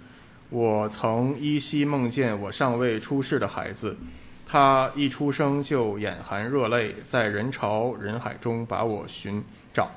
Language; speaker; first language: Chinese; non-native, local second language; Cantonese